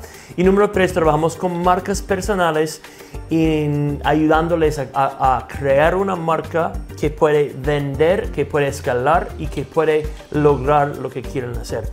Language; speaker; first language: Spanish; non-native, fluent; English